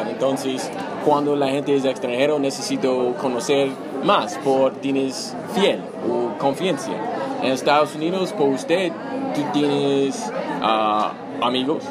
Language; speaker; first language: Spanish; non-native, learner; English